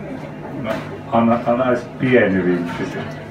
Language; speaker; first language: Finnish; native; Finnish